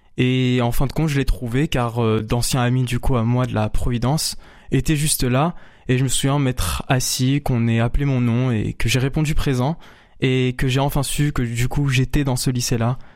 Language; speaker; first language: French; native; French